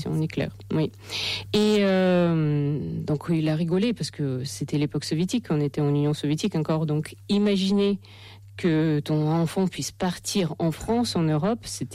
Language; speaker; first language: French; non-native, fluent; Russian